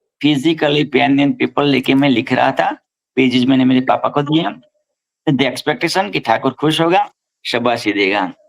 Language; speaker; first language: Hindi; non-native, local second language; Gujarati